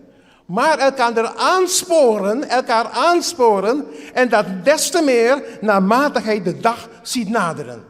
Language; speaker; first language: Dutch; non-native, local second language; Papiamento